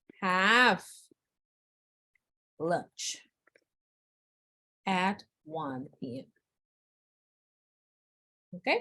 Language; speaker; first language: English; non-native, learner; Spanish